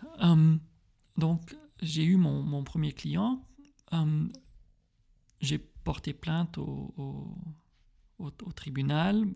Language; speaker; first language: French; early bilingual, heritage; French